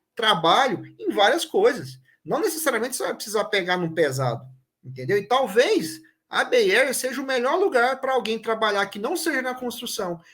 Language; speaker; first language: Portuguese; native; Portuguese